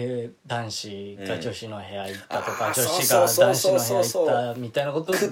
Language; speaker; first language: Japanese; native; Japanese